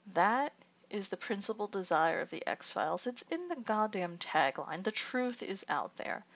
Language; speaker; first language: English; native; English